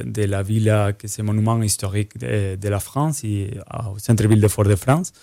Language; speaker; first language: French; non-native, fluent; Spanish